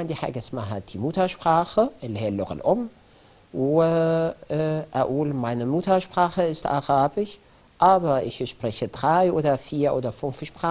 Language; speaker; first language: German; non-native, fluent; Arabic